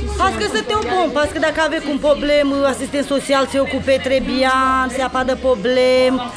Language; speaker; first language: French; non-native, learner; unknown